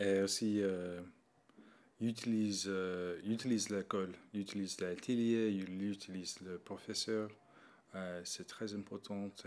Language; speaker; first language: French; non-native, learner; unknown